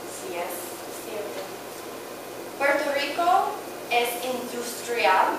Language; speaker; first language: Spanish; non-native, learner; English